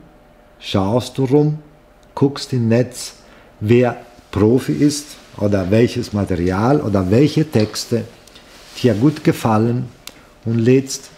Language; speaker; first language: German; non-native, fluent; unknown